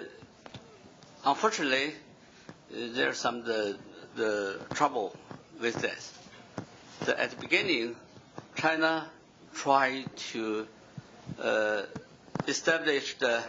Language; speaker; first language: English; non-native, fluent; Chinese